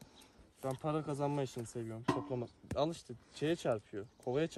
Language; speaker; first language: Turkish; native; Turkish